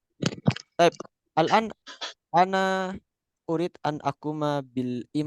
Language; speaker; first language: Arabic; non-native, fluent; Indonesian